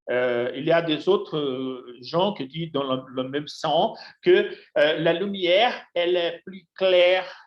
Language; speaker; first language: French; non-native, fluent; Portuguese